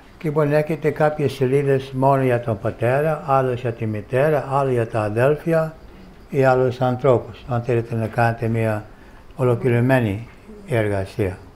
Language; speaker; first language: Greek; non-native, fluent; English